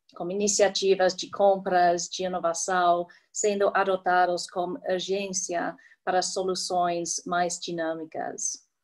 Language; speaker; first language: Portuguese; non-native, fluent; English